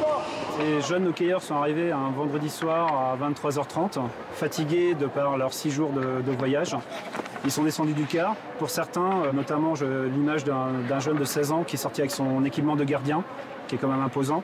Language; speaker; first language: French; native; French